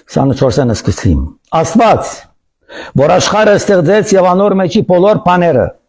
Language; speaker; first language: Armenian; early bilingual, heritage; Armenian